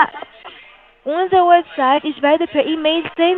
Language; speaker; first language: German; non-native, learner; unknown